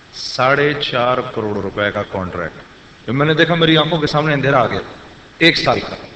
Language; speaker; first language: Urdu; native; Urdu